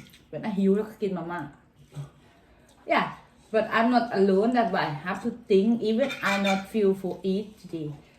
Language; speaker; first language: English; non-native, learner; Thai